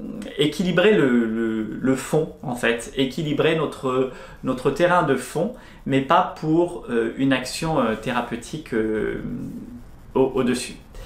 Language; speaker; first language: French; native; French